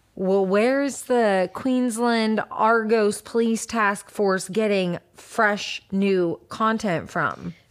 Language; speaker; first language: English; native; English